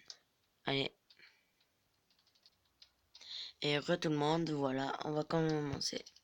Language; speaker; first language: French; native; French